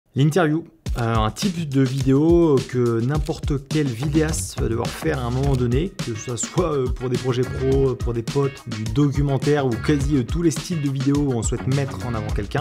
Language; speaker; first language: French; native; French